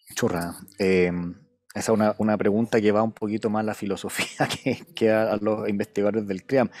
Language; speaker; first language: Spanish; native; Spanish